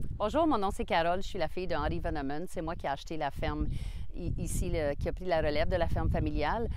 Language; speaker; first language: French; non-native, local second language; English